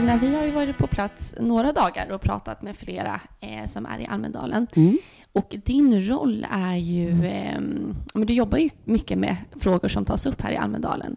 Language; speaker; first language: Swedish; native; Swedish